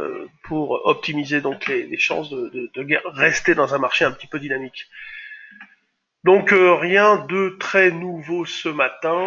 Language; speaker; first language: French; native; French